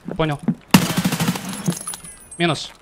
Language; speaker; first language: Russian; native; Russian